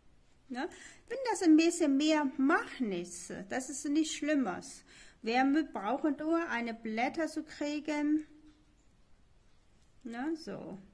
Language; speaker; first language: German; non-native, learner; Chinese